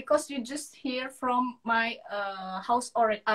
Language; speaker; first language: English; non-native, learner; Indonesian